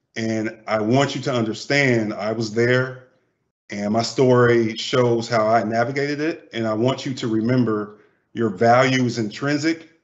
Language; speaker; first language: English; native; English